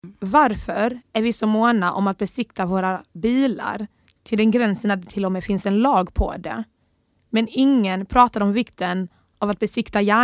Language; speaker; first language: Swedish; early bilingual, other home language; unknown